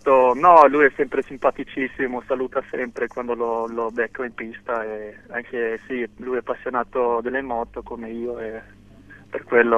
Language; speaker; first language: Italian; non-native, local second language; German